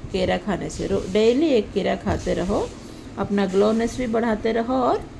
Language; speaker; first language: Hindi; non-native, local second language; Telugu